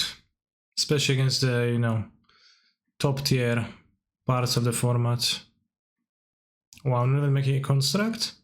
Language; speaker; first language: English; non-native, fluent; Polish